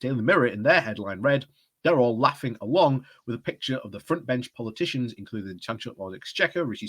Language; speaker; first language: English; native; English